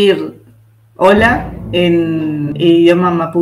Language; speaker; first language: Spanish; native; Spanish